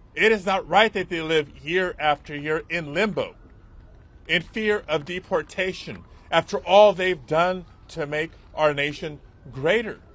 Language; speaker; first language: English; early bilingual, other home language; Spanish